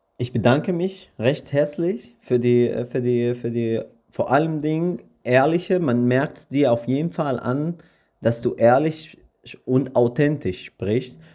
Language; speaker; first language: German; early bilingual, other home language; Arabic